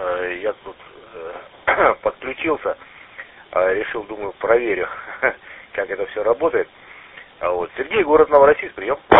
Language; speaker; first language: Russian; native; Russian